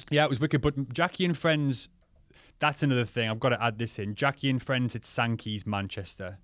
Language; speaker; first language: English; native; English